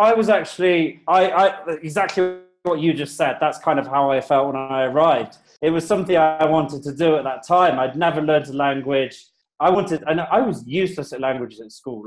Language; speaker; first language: English; native; English